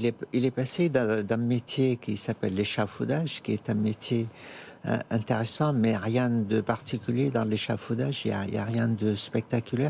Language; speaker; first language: French; non-native, fluent; Arabic